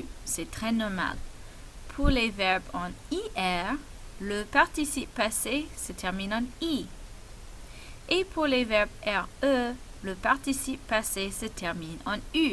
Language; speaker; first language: French; non-native, fluent; English